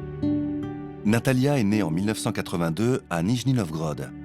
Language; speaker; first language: French; native; French